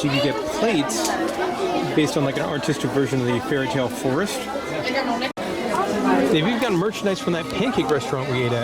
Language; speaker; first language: English; native; English